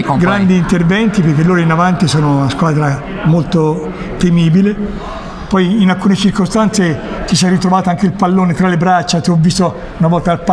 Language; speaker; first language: Italian; native; Italian